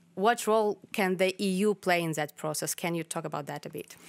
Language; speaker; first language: English; non-native, fluent; Ukrainian